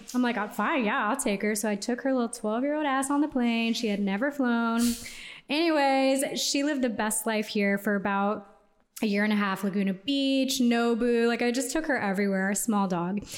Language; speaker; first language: English; native; English